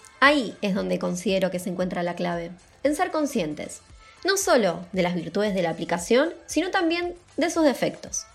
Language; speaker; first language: Spanish; native; Spanish